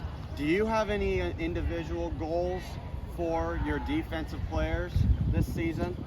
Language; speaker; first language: English; native; English